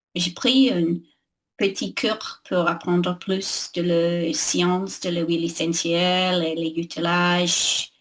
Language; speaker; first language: French; non-native, learner; English